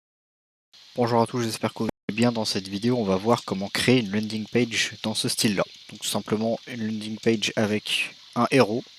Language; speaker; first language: French; native; French